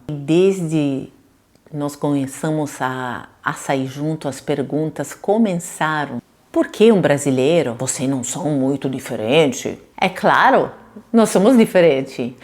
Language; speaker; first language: Portuguese; non-native, fluent; Italian